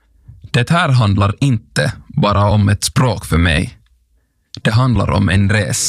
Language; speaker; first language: Swedish; non-native, local second language; Finnish